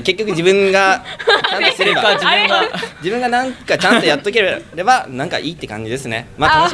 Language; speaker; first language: Japanese; native; Japanese